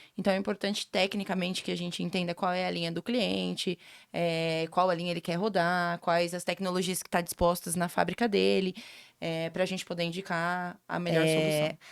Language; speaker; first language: Portuguese; native; Portuguese